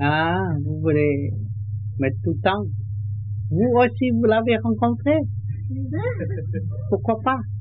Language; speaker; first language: French; non-native, learner; Vietnamese